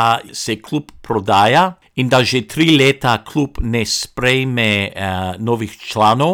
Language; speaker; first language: Slovenian; non-native, local second language; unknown